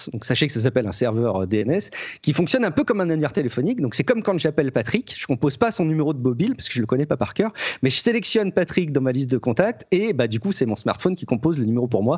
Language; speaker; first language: French; native; French